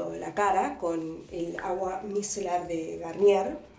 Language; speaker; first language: Spanish; native; Spanish